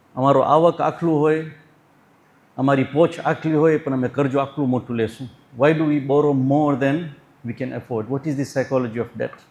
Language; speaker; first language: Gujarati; early bilingual, heritage; Gujarati